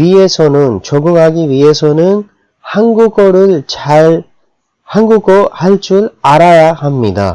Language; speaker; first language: Korean; non-native, fluent; Urdu